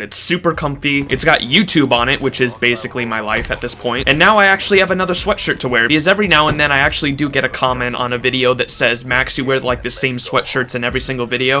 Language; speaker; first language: English; native; English